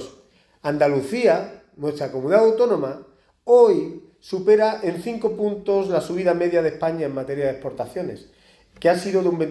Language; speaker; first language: Spanish; native; Spanish